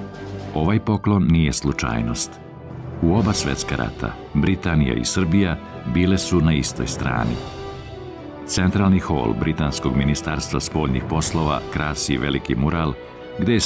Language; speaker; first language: Bosnian; native; Bosnian